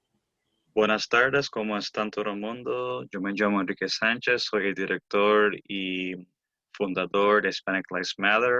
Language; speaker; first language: Spanish; early bilingual, heritage; Spanish